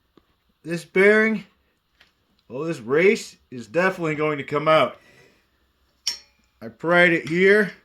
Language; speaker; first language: English; native; English